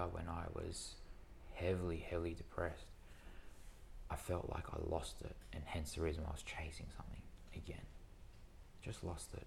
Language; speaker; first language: English; native; English